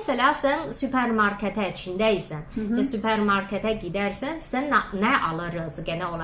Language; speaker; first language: Turkish; non-native, fluent; Chinese